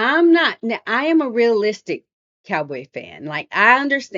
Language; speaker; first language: English; native; English